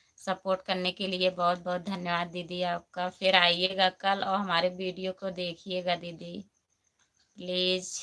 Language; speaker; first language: Hindi; native; Hindi